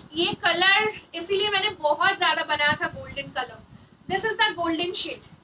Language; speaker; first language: Hindi; non-native, local second language; Bangla